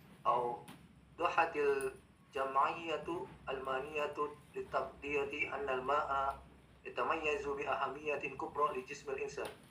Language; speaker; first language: Arabic; non-native, learner; Indonesian